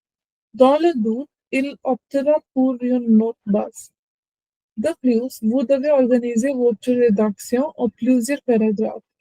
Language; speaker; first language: French; non-native, learner; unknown